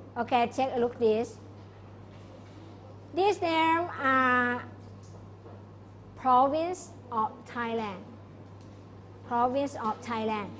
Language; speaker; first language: English; non-native, local second language; Thai